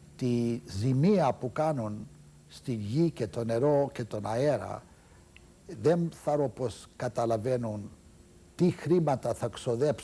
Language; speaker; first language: Greek; early bilingual, heritage; Greek